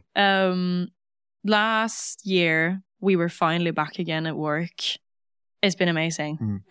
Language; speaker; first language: English; non-native, fluent; Norwegian